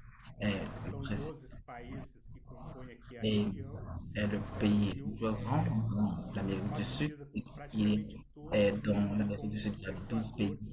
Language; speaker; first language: French; non-native, fluent; Portuguese